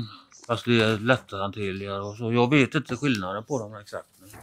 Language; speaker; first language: Swedish; native; Swedish